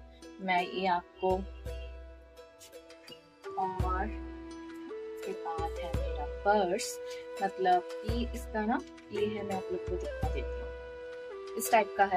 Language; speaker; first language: Hindi; non-native, local second language; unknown